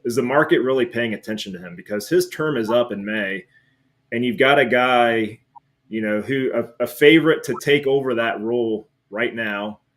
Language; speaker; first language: English; native; English